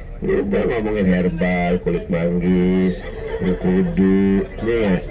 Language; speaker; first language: Indonesian; native; Indonesian